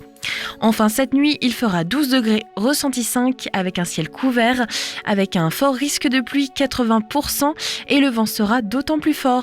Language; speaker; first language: French; native; French